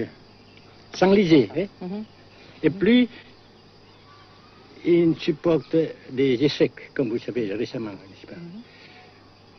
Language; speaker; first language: French; non-native, local second language; Vietnamese